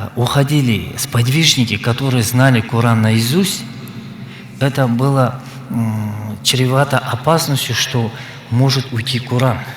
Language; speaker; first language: Russian; non-native, local second language; Kazakh